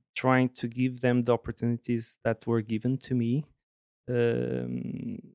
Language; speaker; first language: English; non-native, fluent; Portuguese